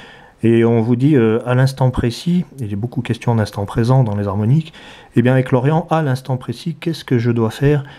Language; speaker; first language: French; native; French